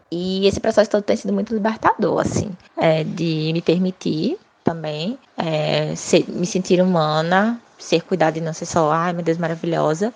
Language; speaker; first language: Portuguese; native; Portuguese